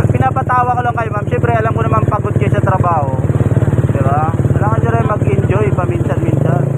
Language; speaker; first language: Filipino; non-native, local second language; Cebuano